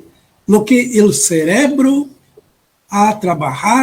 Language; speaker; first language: Spanish; non-native, fluent; Portuguese